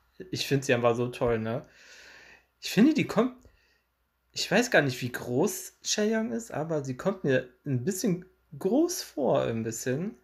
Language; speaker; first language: German; native; German